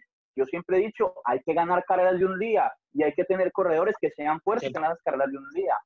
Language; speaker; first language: Spanish; native; Spanish